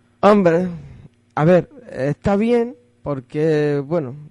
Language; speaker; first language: Spanish; native; Spanish